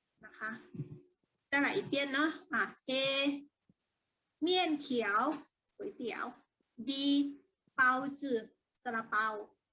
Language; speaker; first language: Chinese; non-native, fluent; Thai